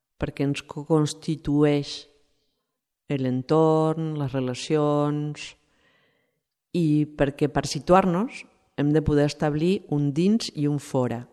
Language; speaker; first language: Catalan; non-native, fluent; Spanish